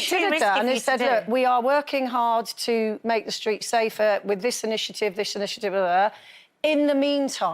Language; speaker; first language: English; native; English